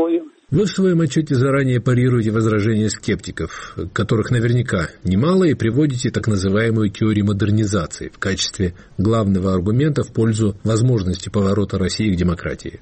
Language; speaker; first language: Russian; native; Russian